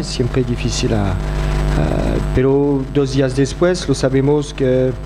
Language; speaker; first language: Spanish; non-native, fluent; French